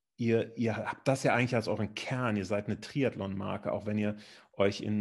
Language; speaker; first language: German; native; German